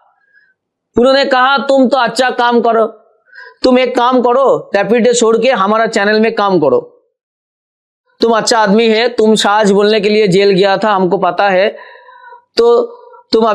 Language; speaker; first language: Hindi; non-native, local second language; Bangla